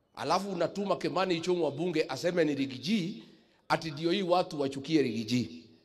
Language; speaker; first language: Swahili; non-native, local second language; Kikuyu